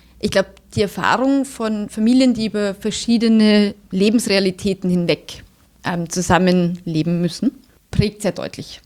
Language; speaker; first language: German; native; German